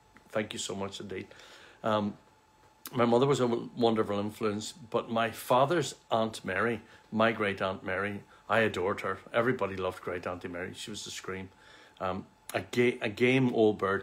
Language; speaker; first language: English; native; English